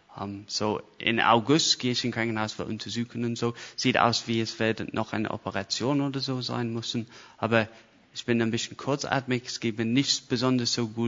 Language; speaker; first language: German; non-native, fluent; English